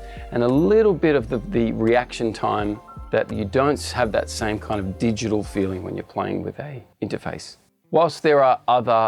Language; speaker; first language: English; native; English